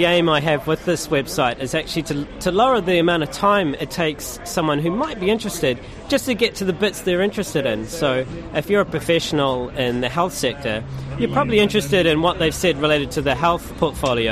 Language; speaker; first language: English; native; English